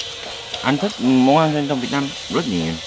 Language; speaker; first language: Vietnamese; non-native, learner; Korean